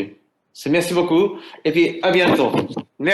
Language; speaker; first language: French; non-native, learner; Japanese